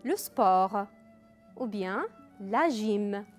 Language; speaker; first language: French; non-native, local second language; Arabic